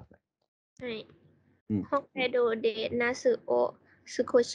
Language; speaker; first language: Japanese; non-native, learner; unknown